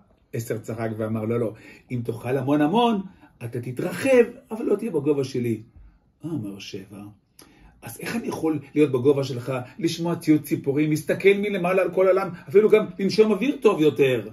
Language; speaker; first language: Hebrew; native; Hebrew